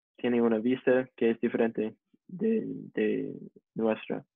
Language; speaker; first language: Spanish; non-native, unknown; English